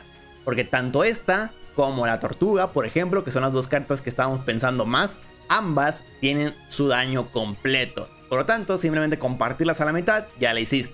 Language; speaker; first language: Spanish; native; Spanish